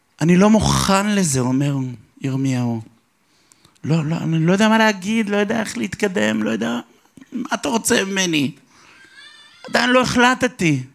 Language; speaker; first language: Hebrew; early bilingual, other home language; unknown